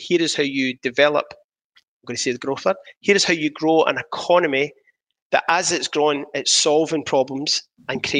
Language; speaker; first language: English; native; English